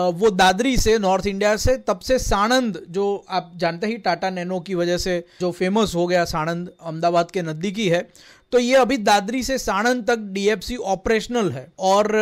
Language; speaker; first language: Hindi; non-native, local second language; Gujarati